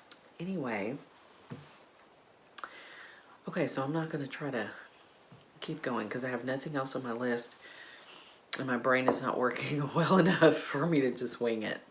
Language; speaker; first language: English; native; English